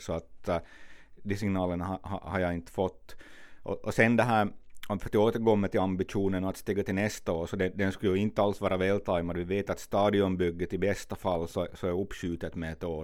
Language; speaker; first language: Swedish; native; Swedish